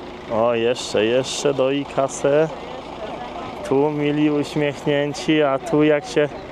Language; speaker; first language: Polish; native; Polish